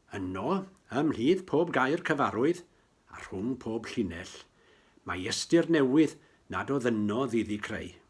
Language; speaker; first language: Welsh; native; Welsh